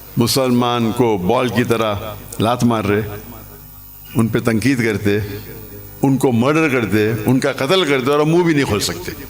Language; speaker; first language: Urdu; non-native, local second language; English